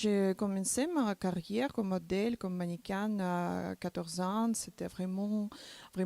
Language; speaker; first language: French; non-native, learner; Macedonian